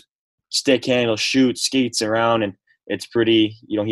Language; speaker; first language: English; native; English